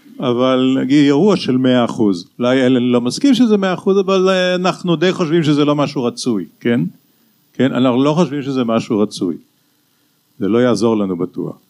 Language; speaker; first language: Hebrew; native; Hebrew